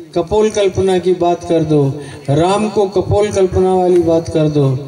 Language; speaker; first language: Hindi; non-native, local second language; Gujarati